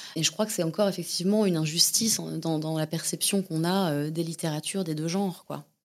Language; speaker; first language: French; native; French